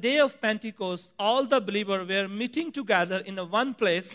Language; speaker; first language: English; non-native, local second language; Punjabi